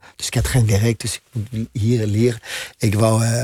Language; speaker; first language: Dutch; non-native, learner; French